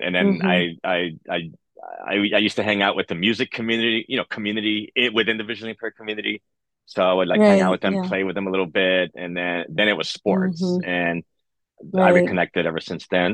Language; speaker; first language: English; native; English